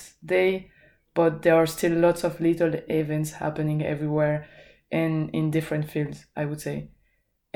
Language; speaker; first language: English; non-native, fluent; French